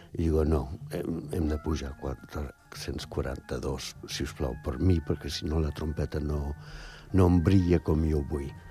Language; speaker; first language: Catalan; non-native, fluent; English